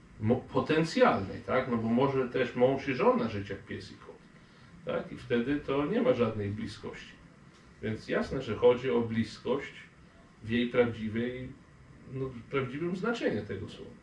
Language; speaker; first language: Polish; non-native, fluent; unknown